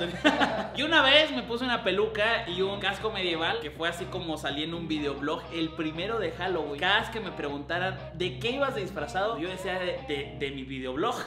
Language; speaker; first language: Spanish; native; Spanish